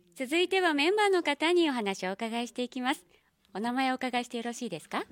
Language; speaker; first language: Japanese; native; Japanese